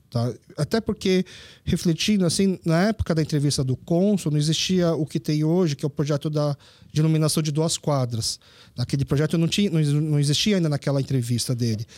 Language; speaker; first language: Portuguese; early bilingual, other home language; Korean